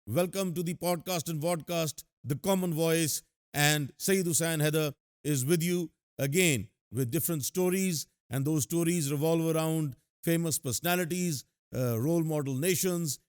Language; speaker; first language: English; non-native, local second language; Urdu